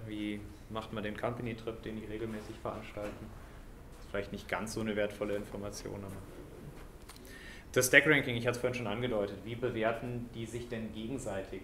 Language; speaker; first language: German; native; German